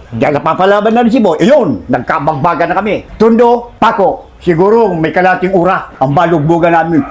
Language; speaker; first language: Filipino; native; Filipino